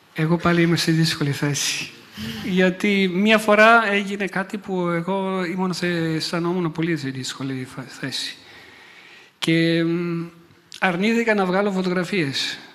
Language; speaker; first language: Greek; non-native, fluent; Italian